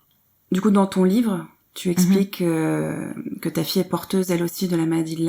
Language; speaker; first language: French; native; French